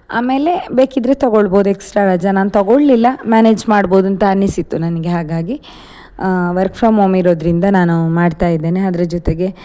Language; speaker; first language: Kannada; native; Kannada